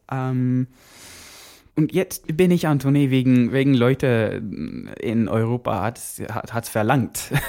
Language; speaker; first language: German; non-native, learner; Norwegian